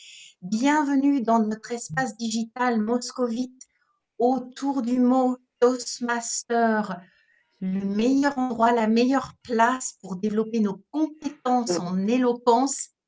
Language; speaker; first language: French; native; French